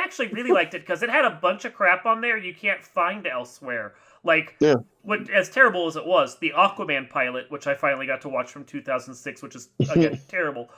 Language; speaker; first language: English; native; English